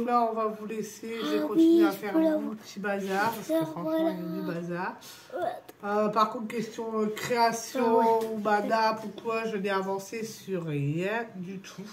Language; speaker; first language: French; native; French